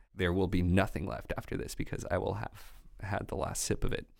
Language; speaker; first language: English; non-native, fluent; French